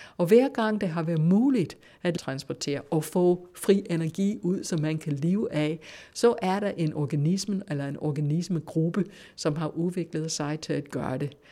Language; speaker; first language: Danish; non-native, fluent; English